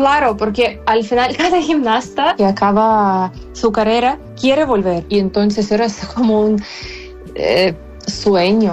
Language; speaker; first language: Spanish; non-native, fluent; Ukrainian